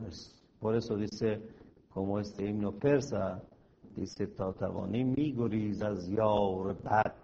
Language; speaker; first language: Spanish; non-native, fluent; Persian